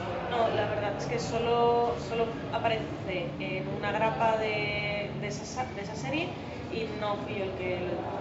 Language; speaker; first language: Spanish; native; Spanish